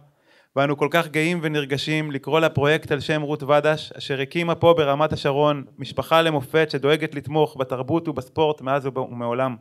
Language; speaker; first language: Hebrew; native; Hebrew